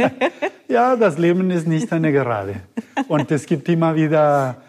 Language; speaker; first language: German; non-native, fluent; Spanish